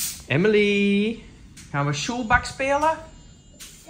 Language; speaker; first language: Dutch; native; Dutch